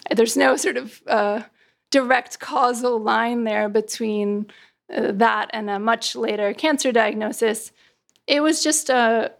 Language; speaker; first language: English; native; English